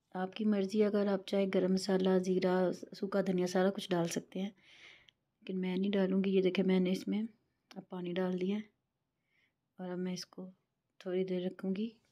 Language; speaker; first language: Urdu; non-native, local second language; Punjabi